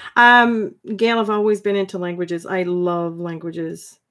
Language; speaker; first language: English; non-native, fluent; French